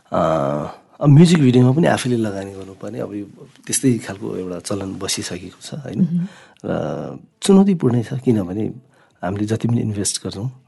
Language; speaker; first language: Nepali; non-native, local second language; Sherpa